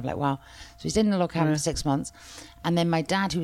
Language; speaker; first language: English; native; English